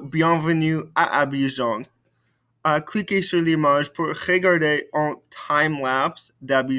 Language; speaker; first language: French; non-native, fluent; English